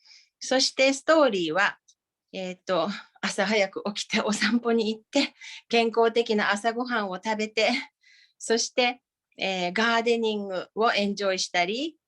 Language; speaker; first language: Japanese; non-native, fluent; Finnish